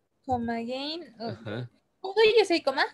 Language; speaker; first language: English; non-native, learner; Spanish